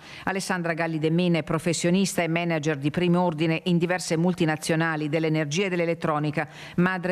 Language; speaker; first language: Italian; native; Italian